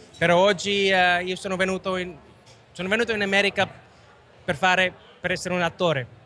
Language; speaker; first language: Italian; non-native, learner; Sinhala